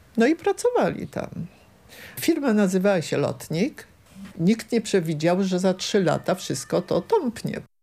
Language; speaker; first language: Polish; native; Polish